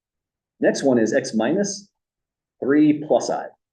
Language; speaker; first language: English; native; English